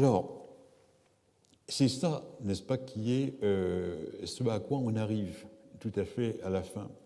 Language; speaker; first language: French; native; French